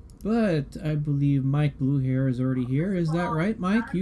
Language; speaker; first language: English; native; English